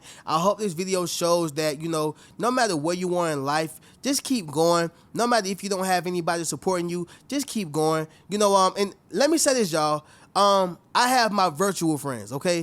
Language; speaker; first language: English; native; English